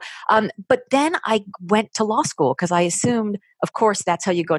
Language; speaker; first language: English; native; English